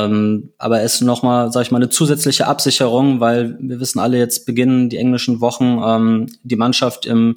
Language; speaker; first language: German; native; German